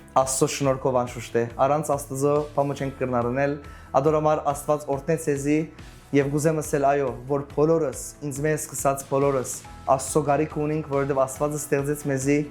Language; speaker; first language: Armenian; native; Armenian